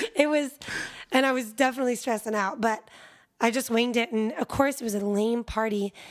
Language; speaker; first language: English; native; English